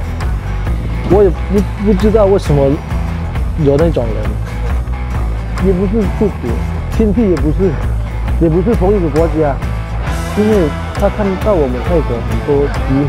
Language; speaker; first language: Chinese; non-native, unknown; Thai